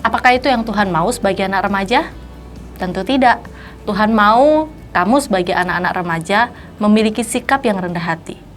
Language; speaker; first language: Indonesian; native; Indonesian